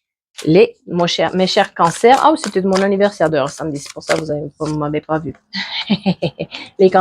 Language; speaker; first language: French; native; French